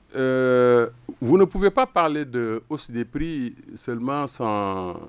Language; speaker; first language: French; non-native, local second language; Wolof